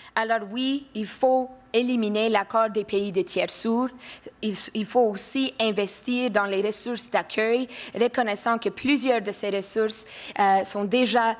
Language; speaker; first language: French; non-native, local second language; English